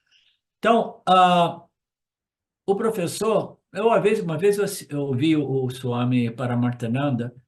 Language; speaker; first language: Portuguese; native; Portuguese